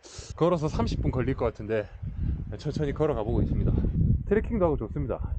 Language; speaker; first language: Korean; native; Korean